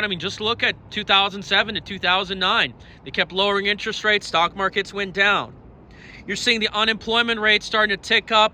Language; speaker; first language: English; native; English